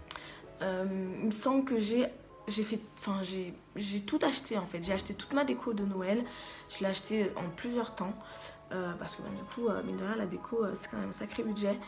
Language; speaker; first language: French; native; French